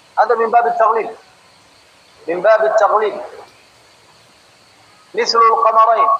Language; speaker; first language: Arabic; non-native, fluent; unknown